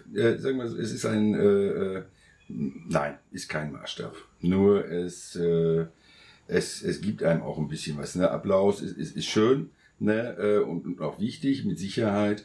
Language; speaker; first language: German; native; German